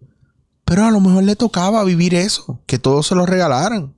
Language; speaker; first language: Spanish; native; Spanish